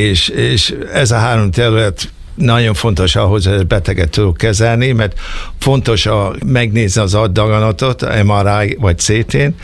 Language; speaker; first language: Hungarian; early bilingual, heritage; Hungarian